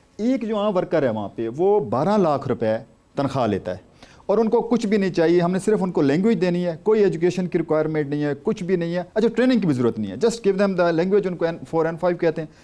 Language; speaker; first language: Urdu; non-native, local second language; Saraiki